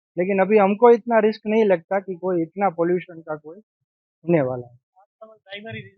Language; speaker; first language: Hindi; non-native, local second language; Gujarati